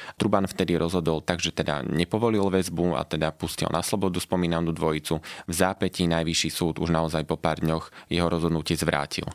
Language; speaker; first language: Slovak; native; Slovak